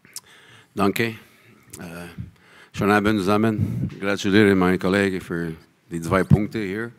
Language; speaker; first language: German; non-native, learner; French